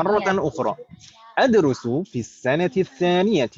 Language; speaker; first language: Arabic; non-native, fluent; Indonesian